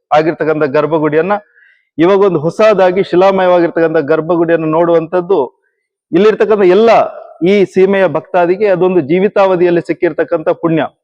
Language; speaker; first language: Kannada; native; Kannada